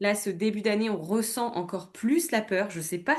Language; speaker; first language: French; native; French